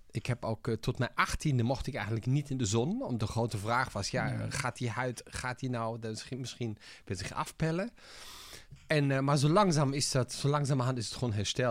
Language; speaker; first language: Dutch; non-native, fluent; German